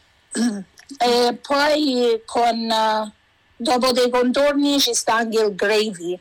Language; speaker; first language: Italian; early bilingual, heritage; Italian